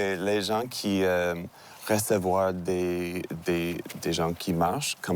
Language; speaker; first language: French; non-native, local second language; English